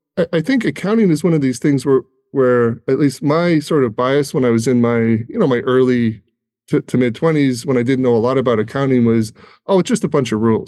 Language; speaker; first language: English; native; English